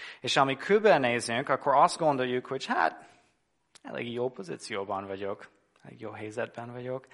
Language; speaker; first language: Hungarian; non-native, fluent; English